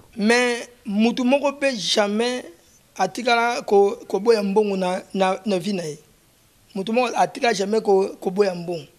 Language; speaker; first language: Lingala; native; Lingala